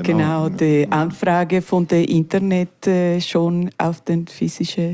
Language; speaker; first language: German; non-native, learner; Spanish